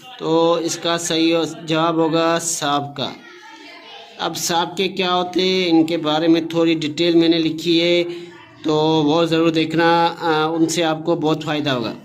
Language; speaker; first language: Urdu; non-native, local second language; Sindhi